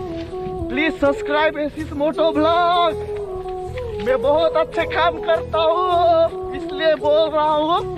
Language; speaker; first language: Hindi; non-native, learner; Nepali